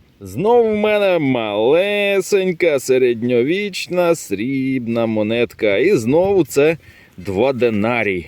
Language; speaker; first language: Ukrainian; native; Ukrainian